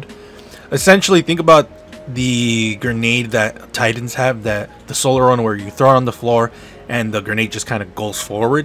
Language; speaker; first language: English; native; English